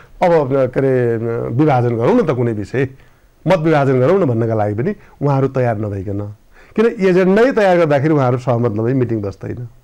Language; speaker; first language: Nepali; native; Nepali